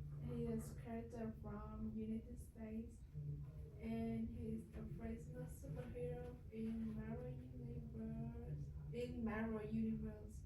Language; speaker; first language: English; non-native, learner; Nepali